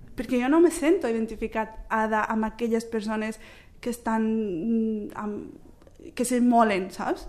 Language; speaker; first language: Catalan; early bilingual, other home language; Arabic